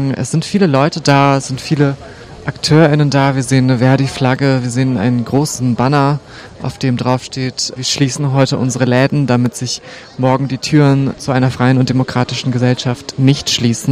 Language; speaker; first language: German; native; German